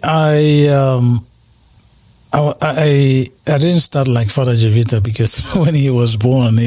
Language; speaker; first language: English; non-native, local second language; Igbo